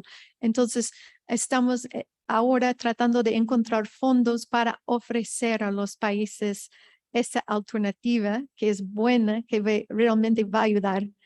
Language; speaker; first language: Spanish; non-native, fluent; English